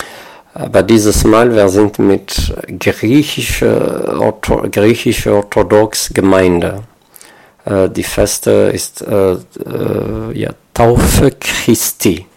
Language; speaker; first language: German; non-native, fluent; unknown